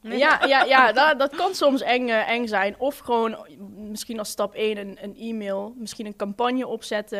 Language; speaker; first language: Dutch; native; Dutch